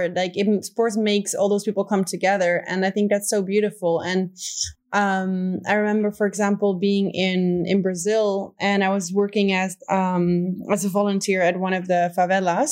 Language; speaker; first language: English; non-native, fluent; Dutch